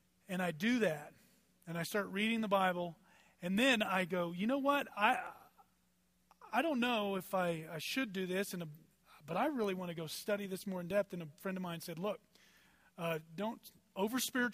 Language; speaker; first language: English; native; English